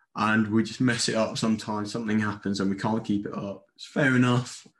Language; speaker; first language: English; non-native, fluent; Spanish